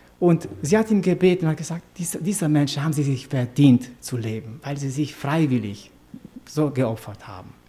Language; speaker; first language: German; non-native, fluent; Romanian